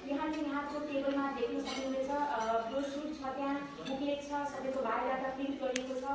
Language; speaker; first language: Nepali; early bilingual, heritage; Nepali